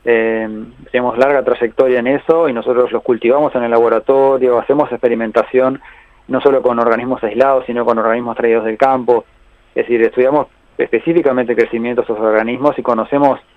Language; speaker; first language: Spanish; native; Spanish